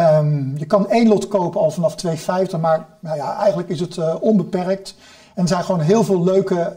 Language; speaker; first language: Dutch; native; Dutch